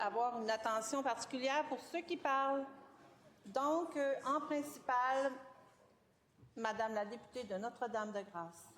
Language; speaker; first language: French; native; French